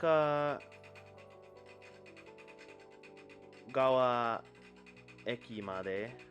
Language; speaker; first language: Japanese; non-native, learner; English